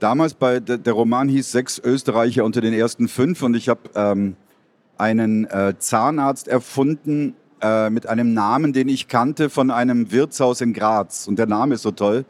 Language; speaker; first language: German; native; German